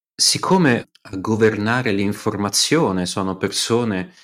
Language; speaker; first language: Italian; non-native, fluent; Russian